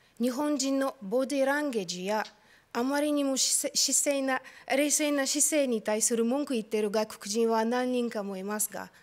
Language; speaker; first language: Japanese; non-native, fluent; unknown